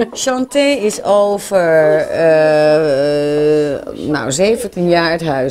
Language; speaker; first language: Dutch; native; Dutch